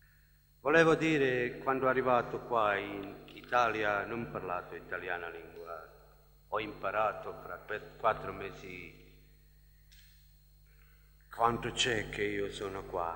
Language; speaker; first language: Italian; non-native, learner; Bosnian